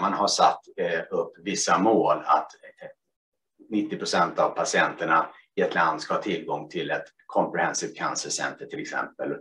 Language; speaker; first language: Swedish; native; Swedish